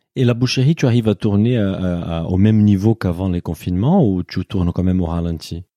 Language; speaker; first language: French; non-native, fluent; Portuguese